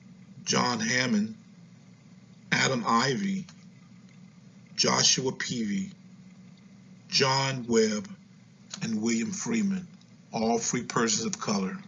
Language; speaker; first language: English; native; English